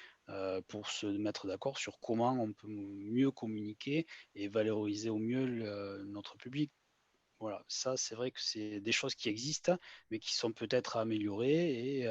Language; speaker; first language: French; native; French